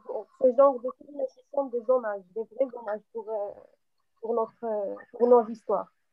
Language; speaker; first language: French; non-native, local second language; Arabic